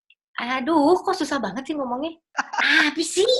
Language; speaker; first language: Indonesian; native; Indonesian